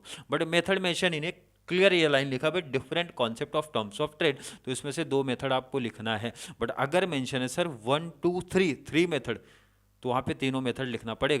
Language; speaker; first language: Hindi; native; Hindi